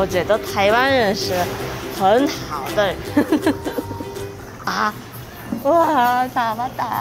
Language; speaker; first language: Chinese; non-native, learner; Korean